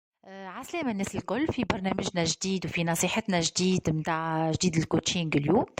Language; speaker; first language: Arabic; native; Arabic